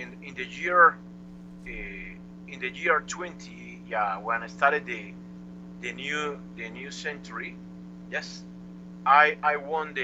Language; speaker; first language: English; non-native, learner; Spanish